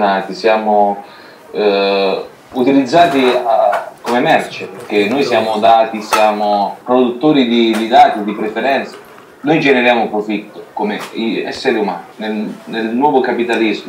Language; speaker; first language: Italian; native; Italian